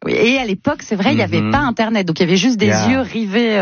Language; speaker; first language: French; native; French